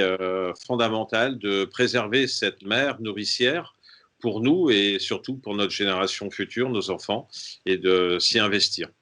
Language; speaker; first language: French; native; French